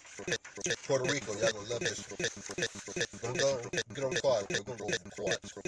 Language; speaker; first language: English; native; English